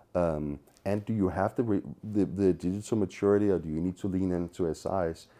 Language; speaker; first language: English; non-native, fluent; Danish